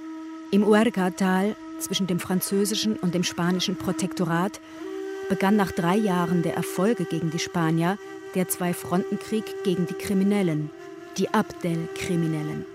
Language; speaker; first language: German; native; German